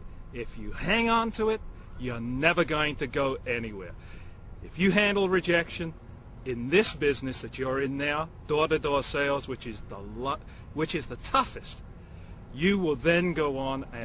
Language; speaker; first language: English; native; English